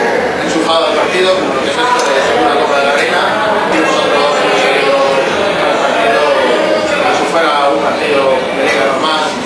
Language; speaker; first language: Spanish; native; Spanish